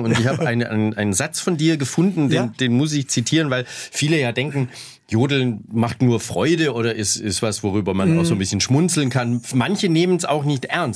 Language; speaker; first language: German; native; German